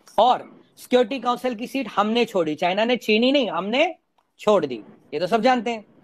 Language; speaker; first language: Hindi; native; Hindi